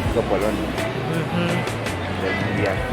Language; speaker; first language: Spanish; native; Spanish